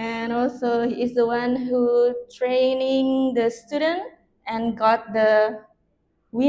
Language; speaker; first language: English; non-native, learner; Indonesian